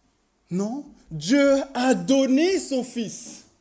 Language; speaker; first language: French; native; French